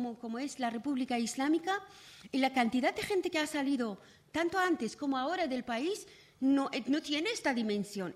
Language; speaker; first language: Spanish; non-native, fluent; Persian